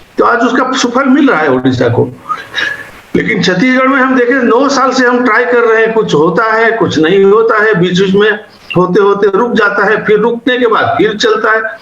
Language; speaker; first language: Hindi; non-native, local second language; Odia